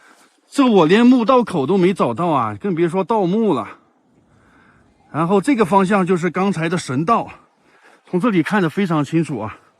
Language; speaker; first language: Chinese; native; Chinese